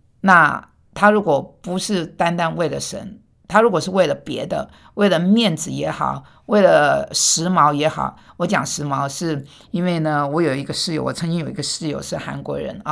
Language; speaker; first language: Chinese; non-native, fluent; Korean